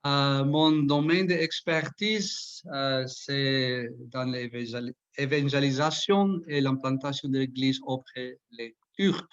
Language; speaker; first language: French; non-native, learner; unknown